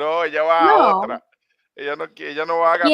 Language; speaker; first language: Spanish; native; Spanish